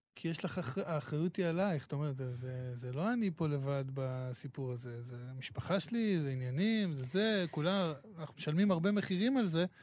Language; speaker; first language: Hebrew; native; Hebrew